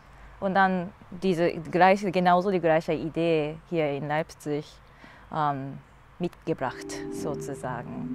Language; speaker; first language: German; non-native, learner; English